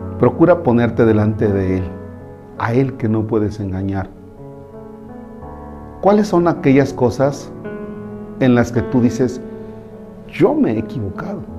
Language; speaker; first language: Spanish; native; Spanish